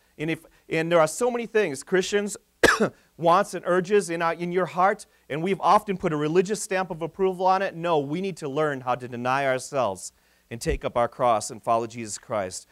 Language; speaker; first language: English; native; English